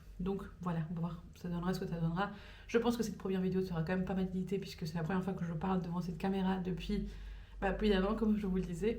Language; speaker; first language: French; native; French